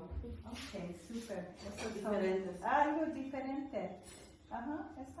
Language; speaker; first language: Spanish; non-native, learner; English